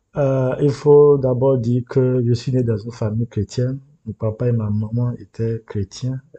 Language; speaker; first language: French; non-native, local second language; Yoruba